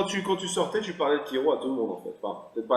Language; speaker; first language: French; native; French